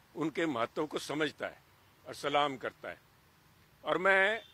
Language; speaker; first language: Hindi; native; Hindi